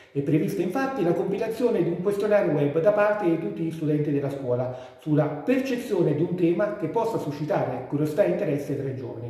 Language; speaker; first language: Italian; native; Italian